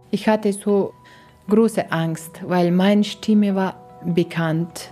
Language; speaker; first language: German; non-native, learner; Persian